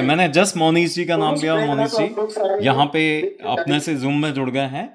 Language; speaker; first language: Hindi; native; Hindi